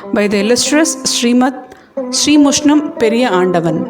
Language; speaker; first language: English; non-native, local second language; Tamil